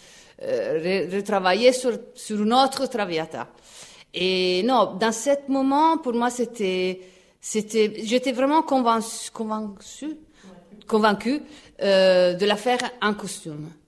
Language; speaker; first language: French; non-native, fluent; Italian